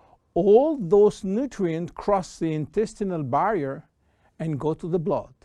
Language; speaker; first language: English; non-native, fluent; French